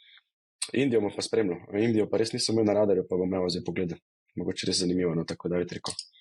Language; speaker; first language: Slovenian; native; Slovenian